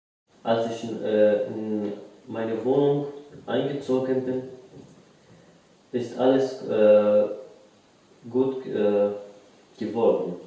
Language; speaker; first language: German; non-native, learner; Arabic